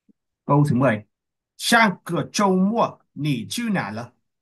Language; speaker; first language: Chinese; non-native, learner; Vietnamese